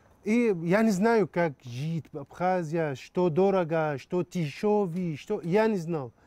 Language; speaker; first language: Russian; non-native, learner; Arabic